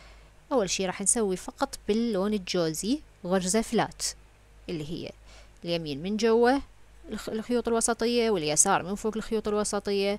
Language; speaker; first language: Arabic; native; Arabic